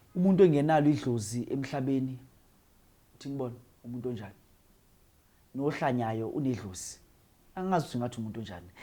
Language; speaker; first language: Zulu; non-native, local second language; Northern Sotho